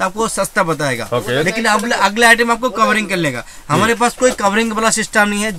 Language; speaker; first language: Hindi; non-native, local second language; Bangla